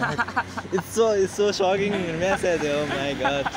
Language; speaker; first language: English; non-native, learner; Nepali